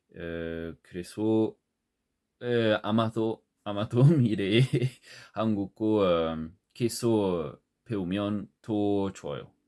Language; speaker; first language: Korean; non-native, learner; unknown